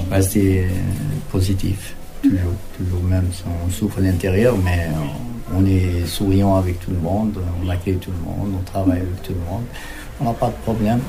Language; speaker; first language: French; non-native, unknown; Arabic